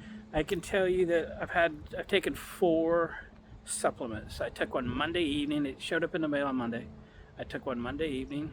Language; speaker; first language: English; native; English